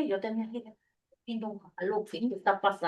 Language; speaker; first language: Spanish; native; Spanish